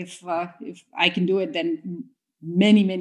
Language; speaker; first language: English; non-native, local second language; Tamil